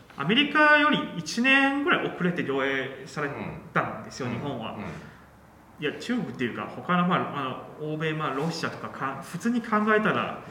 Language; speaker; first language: Japanese; non-native, fluent; Chinese